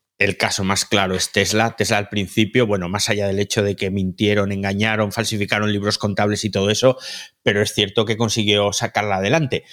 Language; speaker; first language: Spanish; native; Spanish